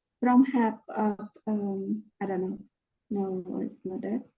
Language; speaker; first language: English; non-native, learner; Khmer